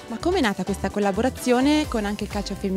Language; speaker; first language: Italian; native; Italian